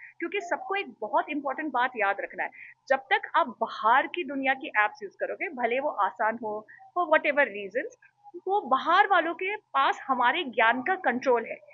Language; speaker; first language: Hindi; native; Hindi